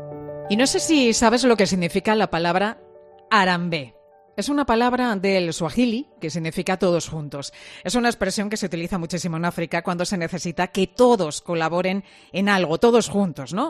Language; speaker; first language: Spanish; native; Spanish